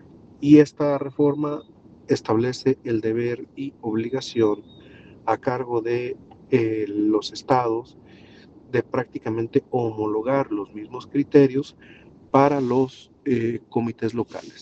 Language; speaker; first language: Spanish; native; Spanish